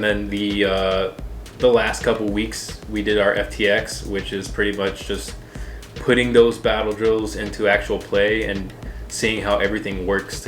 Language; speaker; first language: English; native; English